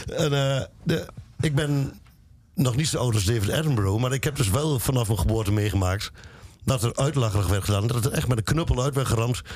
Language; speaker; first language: Dutch; native; Dutch